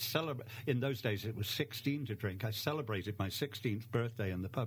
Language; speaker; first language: English; native; English